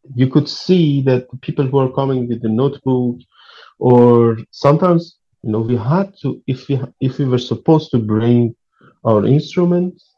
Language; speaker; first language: English; non-native, fluent; Persian